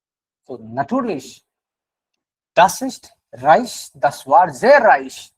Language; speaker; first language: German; non-native, fluent; Hindi